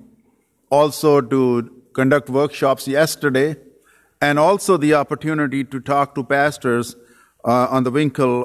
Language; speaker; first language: English; non-native, local second language; Urdu